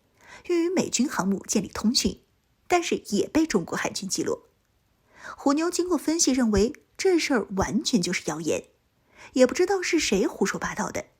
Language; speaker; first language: Chinese; native; Chinese